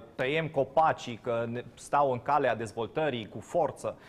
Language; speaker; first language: Romanian; non-native, fluent; German